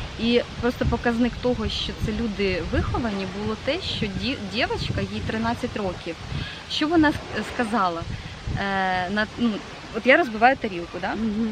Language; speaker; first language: Ukrainian; native; Ukrainian